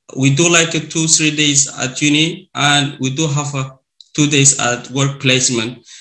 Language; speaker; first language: English; non-native, learner; Arabic